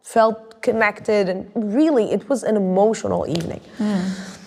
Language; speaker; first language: English; non-native, fluent; Arabic